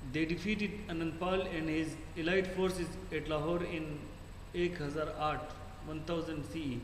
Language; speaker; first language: English; non-native, local second language; Urdu